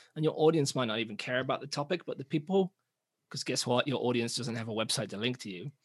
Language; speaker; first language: English; native; English